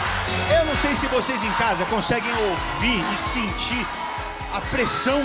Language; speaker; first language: Portuguese; native; Portuguese